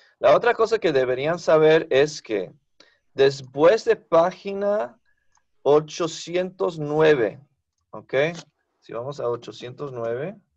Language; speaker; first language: Spanish; non-native, fluent; English